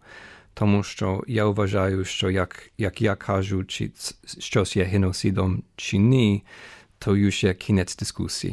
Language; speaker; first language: Ukrainian; non-native, fluent; English